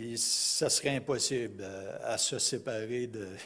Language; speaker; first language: French; native; French